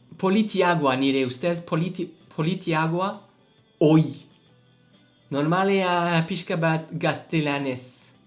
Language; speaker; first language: Basque; non-native, learner; English